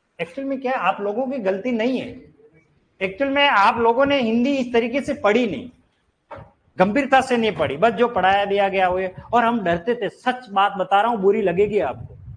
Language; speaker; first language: Hindi; native; Hindi